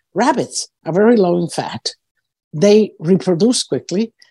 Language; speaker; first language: English; early bilingual, other home language; Croatian